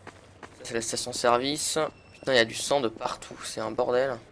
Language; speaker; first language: French; native; French